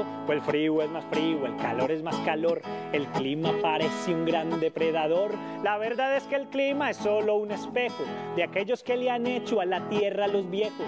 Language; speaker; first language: Spanish; native; Spanish